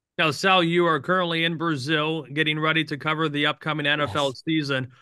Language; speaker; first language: English; native; English